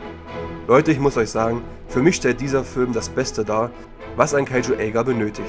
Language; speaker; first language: German; native; German